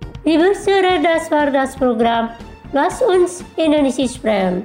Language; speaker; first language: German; non-native, fluent; Indonesian